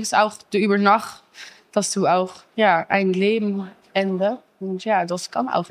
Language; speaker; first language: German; non-native, learner; Dutch